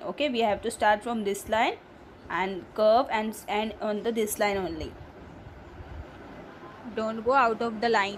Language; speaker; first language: English; non-native, local second language; Hindi